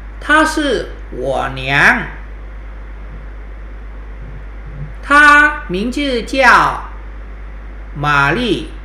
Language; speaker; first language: Chinese; non-native, fluent; Thai